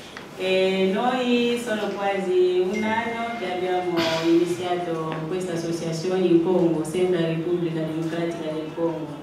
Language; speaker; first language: Italian; non-native, fluent; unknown